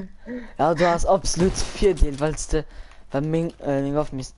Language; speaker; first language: German; non-native, local second language; Luxembourgish